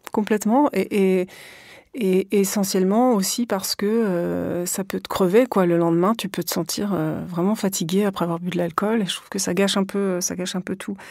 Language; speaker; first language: French; native; French